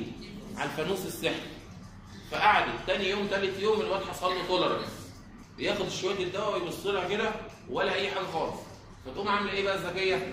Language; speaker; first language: Arabic; native; Arabic